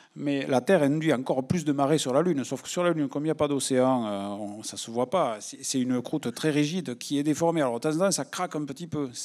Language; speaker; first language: French; native; French